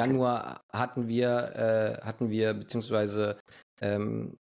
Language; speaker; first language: German; early bilingual, other home language; Spanish